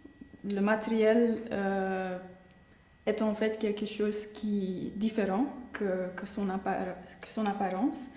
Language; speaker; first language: French; non-native, local second language; Dutch